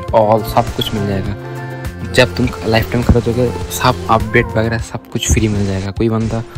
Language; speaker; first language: Hindi; non-native, local second language; Bangla